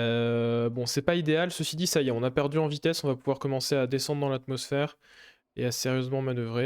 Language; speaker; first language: French; native; French